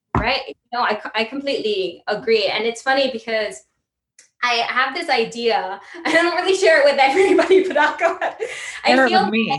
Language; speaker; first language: English; native; English